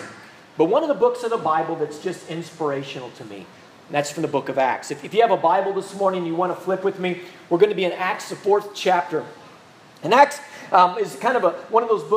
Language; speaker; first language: English; native; English